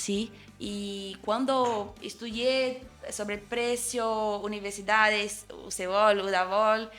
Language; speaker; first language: Spanish; non-native, fluent; Portuguese